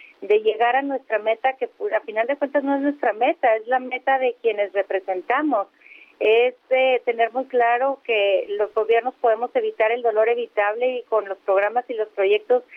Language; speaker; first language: Spanish; native; Spanish